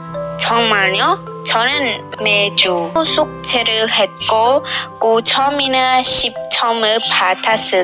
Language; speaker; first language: Korean; non-native, learner; Khmer